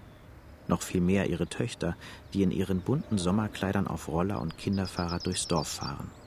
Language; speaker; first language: German; native; German